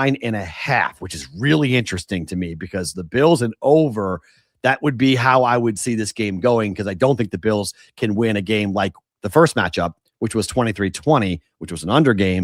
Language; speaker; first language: English; native; English